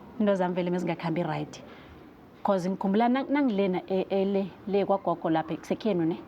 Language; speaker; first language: Zulu; non-native, local second language; South Ndebele